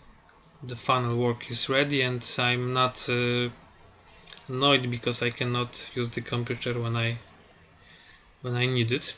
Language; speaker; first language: English; non-native, fluent; Polish